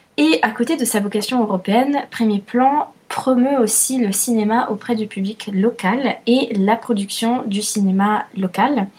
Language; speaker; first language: French; non-native, fluent; Italian